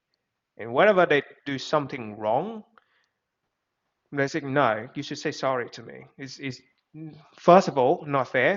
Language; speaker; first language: English; non-native, fluent; Vietnamese